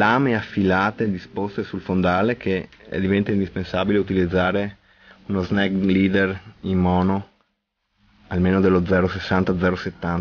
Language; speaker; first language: Italian; native; Italian